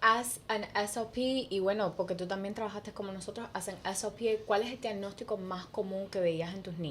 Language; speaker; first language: Spanish; early bilingual, heritage; Spanish